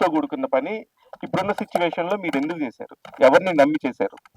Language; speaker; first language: Telugu; native; Telugu